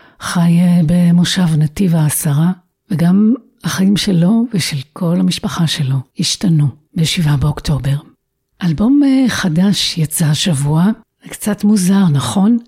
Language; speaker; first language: Hebrew; native; Hebrew